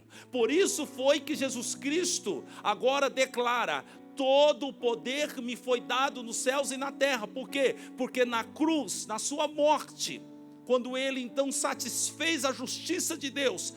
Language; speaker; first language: Portuguese; native; Portuguese